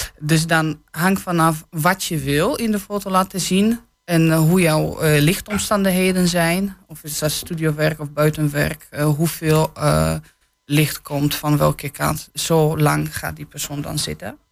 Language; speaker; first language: Dutch; non-native, fluent; Polish